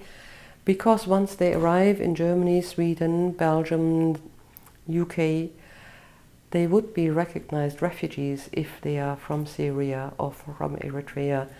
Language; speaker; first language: English; non-native, fluent; German